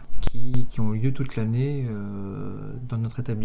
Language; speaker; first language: French; native; French